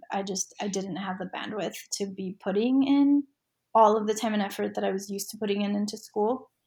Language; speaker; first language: English; early bilingual, other home language; Spanish